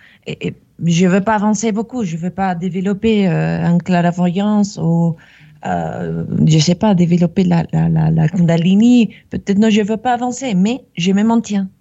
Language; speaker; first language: French; non-native, fluent; Spanish